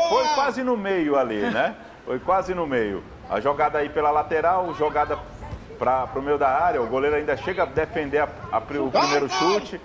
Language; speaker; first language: Portuguese; native; Portuguese